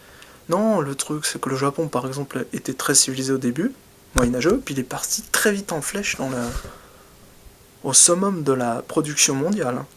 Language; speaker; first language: French; native; French